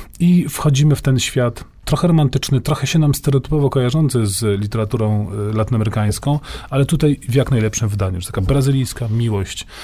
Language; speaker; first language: Polish; native; Polish